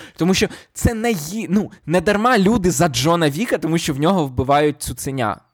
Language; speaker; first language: Ukrainian; native; Ukrainian